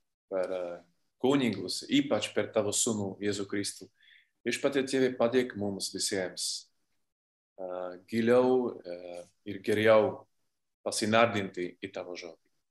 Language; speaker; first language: Lithuanian; non-native, fluent; Slovak